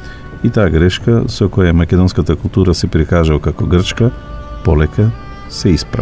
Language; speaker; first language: Macedonian; native; Macedonian